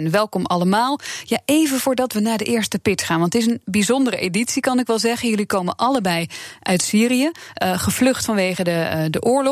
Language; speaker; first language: Dutch; native; Dutch